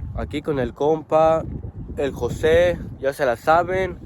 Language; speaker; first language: Spanish; early bilingual, other home language; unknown